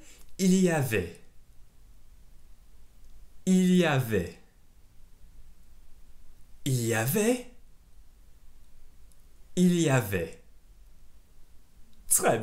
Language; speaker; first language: French; non-native, fluent; English